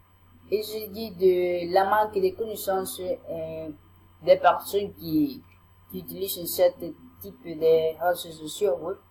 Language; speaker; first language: French; non-native, learner; Spanish